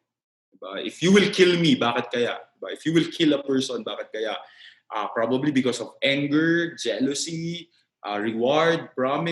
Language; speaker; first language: Filipino; native; Filipino